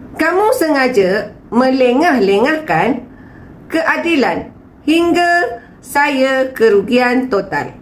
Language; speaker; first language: Malay; native; Malay